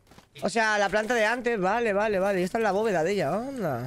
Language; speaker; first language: Spanish; native; Spanish